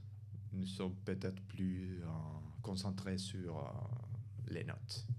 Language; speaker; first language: French; non-native, fluent; Spanish